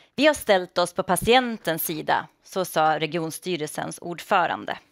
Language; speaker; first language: Swedish; native; Swedish